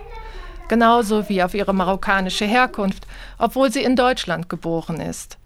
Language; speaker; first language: German; native; German